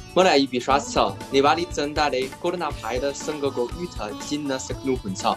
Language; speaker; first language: Nepali; non-native, learner; Chinese